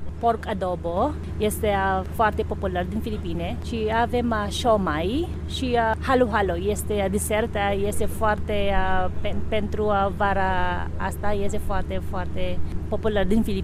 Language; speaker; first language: Romanian; non-native, learner; Filipino